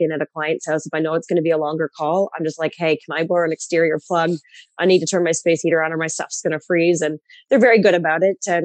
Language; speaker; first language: English; native; English